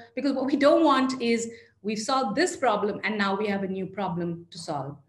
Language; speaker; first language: English; non-native, local second language; Hindi